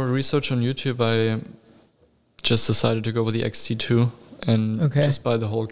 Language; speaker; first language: English; non-native, fluent; German